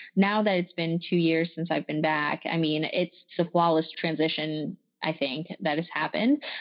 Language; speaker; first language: English; early bilingual, other home language; French